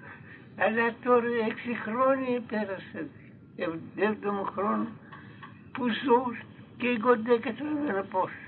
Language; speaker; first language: Greek; non-native, fluent; Russian